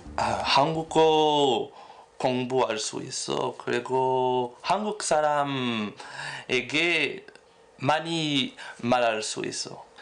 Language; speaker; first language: Korean; non-native, learner; French